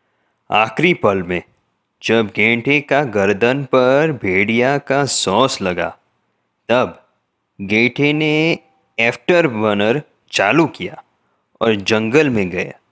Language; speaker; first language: Hindi; non-native, learner; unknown